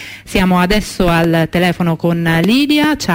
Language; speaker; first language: Italian; native; Italian